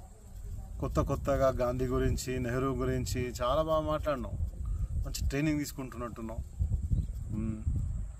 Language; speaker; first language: Telugu; native; Telugu